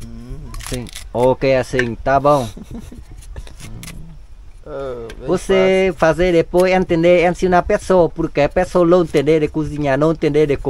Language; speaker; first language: Portuguese; non-native, learner; Vietnamese